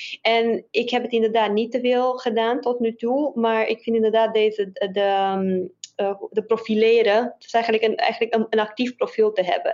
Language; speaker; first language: Dutch; non-native, fluent; Romanian